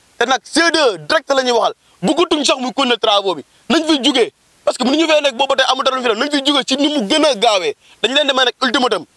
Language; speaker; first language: Wolof; native; Wolof